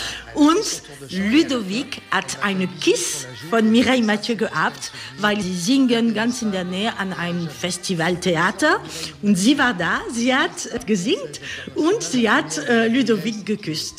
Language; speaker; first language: German; non-native, learner; French